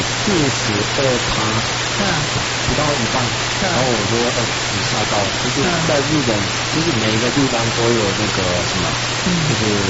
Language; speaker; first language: Chinese; non-native, fluent; Japanese